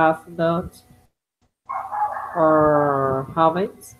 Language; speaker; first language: English; non-native, learner; Spanish